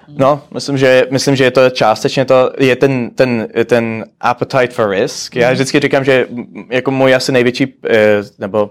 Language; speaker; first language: Czech; early bilingual, heritage; Czech